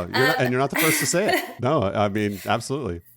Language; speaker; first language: English; native; English